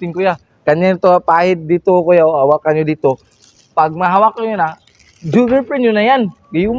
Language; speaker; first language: Filipino; non-native, local second language; Cebuano